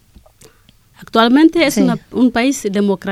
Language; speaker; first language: Spanish; non-native, learner; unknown